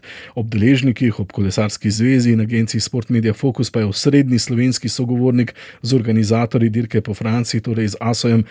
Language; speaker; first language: Slovenian; native; Slovenian